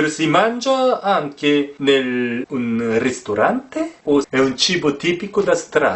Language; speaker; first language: Italian; non-native, learner; Korean